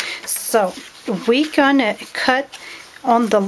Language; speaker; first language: English; non-native, fluent; French